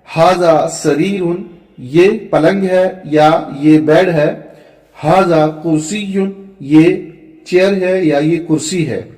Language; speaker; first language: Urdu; native; Urdu